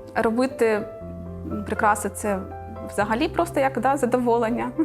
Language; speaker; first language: Ukrainian; native; Ukrainian